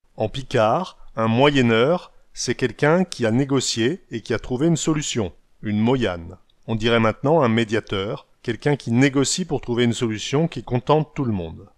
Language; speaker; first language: French; native; French